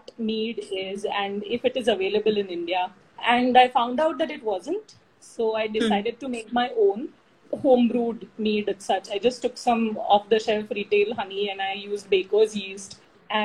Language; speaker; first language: English; non-native, local second language; Marathi